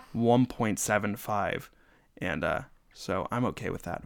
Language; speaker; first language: English; native; English